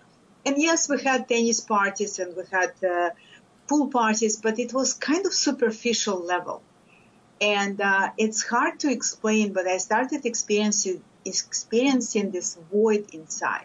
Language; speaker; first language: English; non-native, fluent; Lithuanian